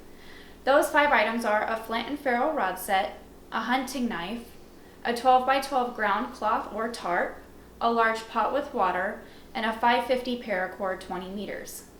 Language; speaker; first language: English; native; English